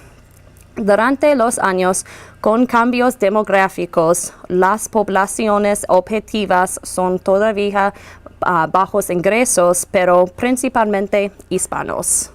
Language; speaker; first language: Spanish; non-native, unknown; English